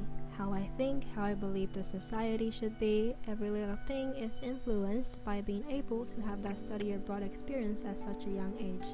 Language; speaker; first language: English; non-native, fluent; Chinese